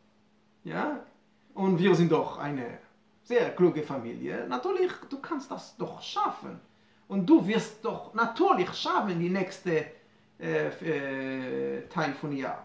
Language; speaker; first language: German; non-native, fluent; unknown